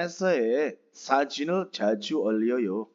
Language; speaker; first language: Korean; non-native, fluent; Indonesian